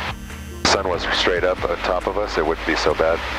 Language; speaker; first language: English; native; English